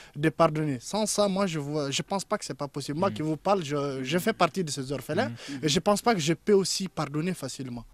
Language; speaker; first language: French; non-native, local second language; Tamasheq